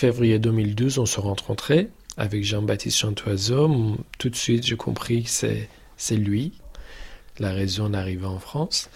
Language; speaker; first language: French; non-native, fluent; Persian